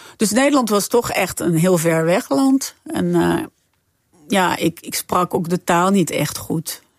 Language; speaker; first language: Dutch; non-native, fluent; French